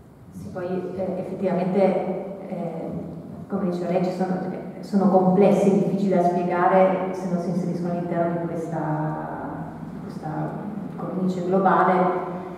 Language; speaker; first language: Italian; native; Italian